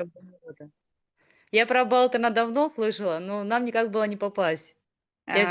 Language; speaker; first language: Russian; native; Russian